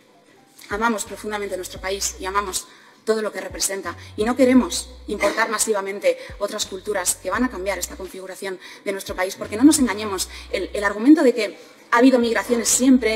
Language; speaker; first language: Spanish; native; Spanish